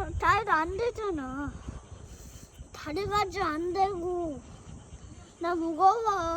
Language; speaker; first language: Korean; early bilingual, other home language; Uzbek